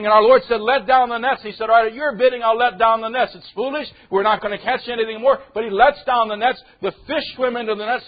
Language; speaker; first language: English; native; English